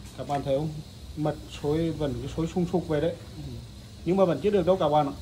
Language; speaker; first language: Vietnamese; native; Vietnamese